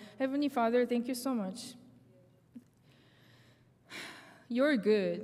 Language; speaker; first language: English; non-native, fluent; Korean